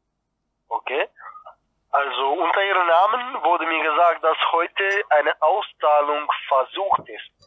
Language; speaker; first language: German; non-native, fluent; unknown